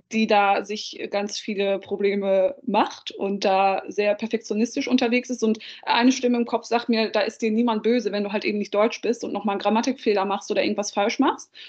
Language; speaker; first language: German; early bilingual, other home language; Dutch